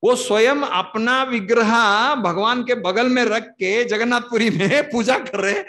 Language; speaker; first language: Hindi; non-native, local second language; Kannada